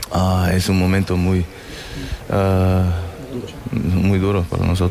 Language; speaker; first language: Spanish; non-native, fluent; German